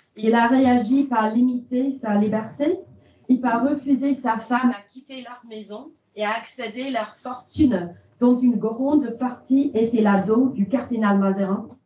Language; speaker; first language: French; non-native, fluent; English